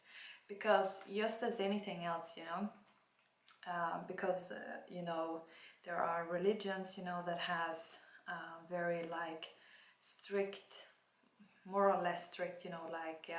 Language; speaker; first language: English; non-native, fluent; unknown